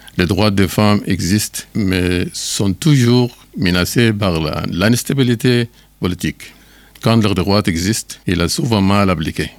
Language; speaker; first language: French; non-native, learner; Arabic